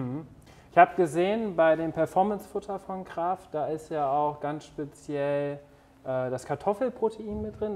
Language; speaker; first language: German; native; German